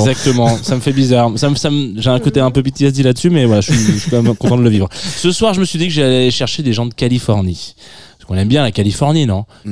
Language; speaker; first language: French; native; French